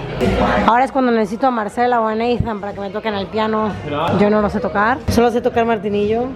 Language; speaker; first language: Spanish; native; Spanish